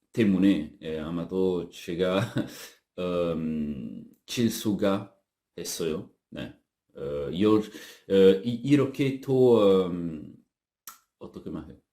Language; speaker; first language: Korean; non-native, learner; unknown